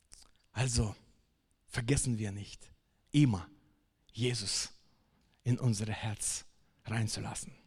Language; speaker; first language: German; non-native, fluent; Russian